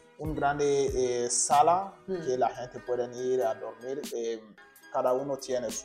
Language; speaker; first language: Spanish; non-native, learner; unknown